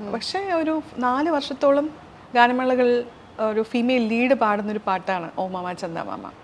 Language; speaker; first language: Malayalam; non-native, local second language; Urdu